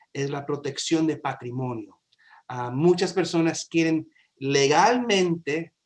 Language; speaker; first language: Spanish; early bilingual, other home language; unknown